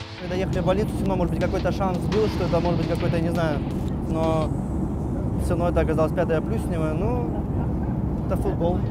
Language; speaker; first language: Russian; native; Russian